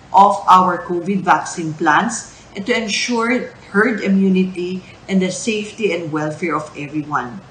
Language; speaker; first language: English; non-native, local second language; Chavacano